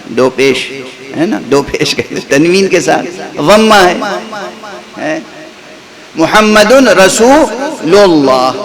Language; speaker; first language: Urdu; native; Urdu